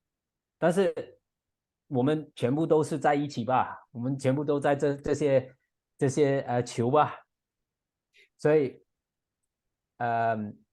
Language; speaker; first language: Chinese; non-native, fluent; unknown